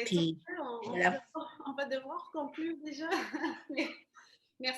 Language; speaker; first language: French; native; French